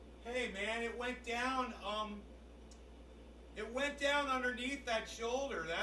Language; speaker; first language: English; native; English